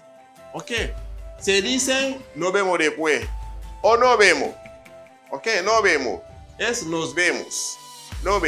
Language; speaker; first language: Spanish; non-native, fluent; Haitian Creole